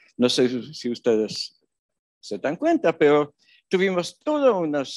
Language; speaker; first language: Spanish; non-native, fluent; Polish